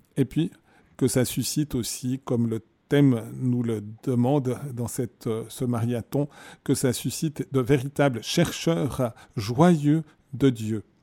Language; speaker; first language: French; native; French